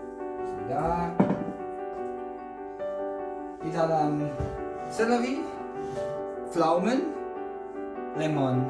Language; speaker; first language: Indonesian; non-native, learner; German